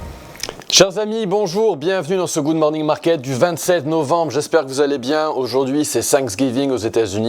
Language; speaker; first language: French; native; French